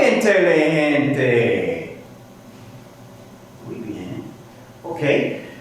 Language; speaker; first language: Spanish; non-native, fluent; English